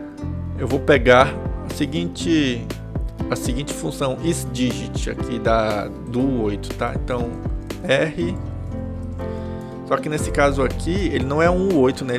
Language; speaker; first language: Portuguese; native; Portuguese